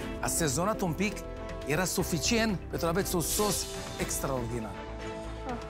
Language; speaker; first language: Romanian; non-native, learner; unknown